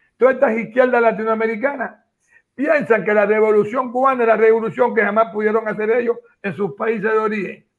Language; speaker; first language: Spanish; native; Spanish